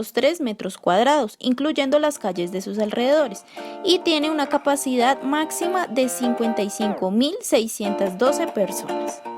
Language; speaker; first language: Spanish; native; Spanish